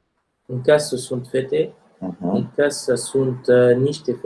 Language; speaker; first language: Romanian; non-native, learner; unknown